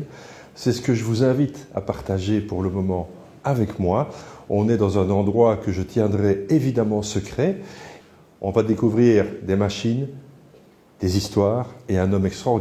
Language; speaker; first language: French; native; French